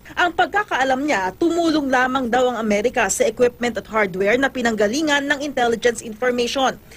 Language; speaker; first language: Filipino; native; Filipino